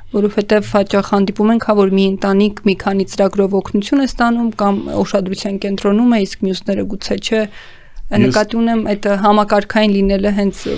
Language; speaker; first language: Armenian; native; Armenian